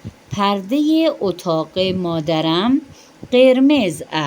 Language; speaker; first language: Persian; non-native, fluent; Urdu